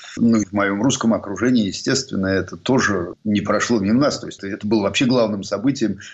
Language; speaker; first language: Russian; native; Russian